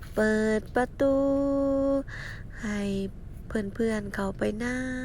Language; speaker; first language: Thai; native; Thai